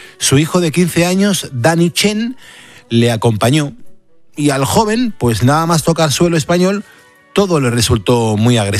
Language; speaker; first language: Spanish; native; Spanish